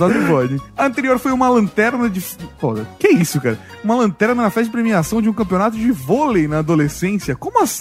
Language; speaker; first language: Portuguese; native; Portuguese